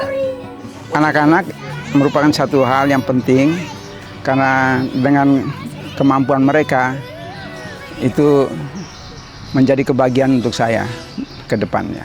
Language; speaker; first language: Indonesian; non-native, local second language; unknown